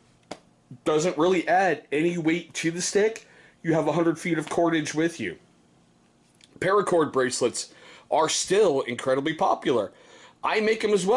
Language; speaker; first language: English; native; English